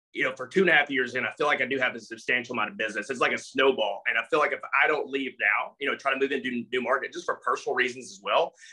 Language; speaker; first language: English; native; English